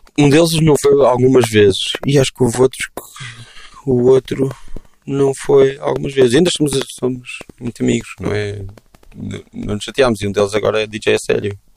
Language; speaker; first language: Portuguese; native; Portuguese